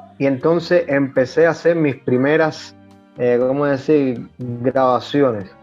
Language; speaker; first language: Spanish; native; Spanish